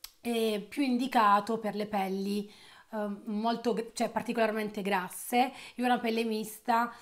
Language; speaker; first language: Italian; native; Italian